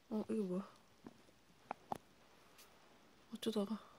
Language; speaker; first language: Korean; native; Korean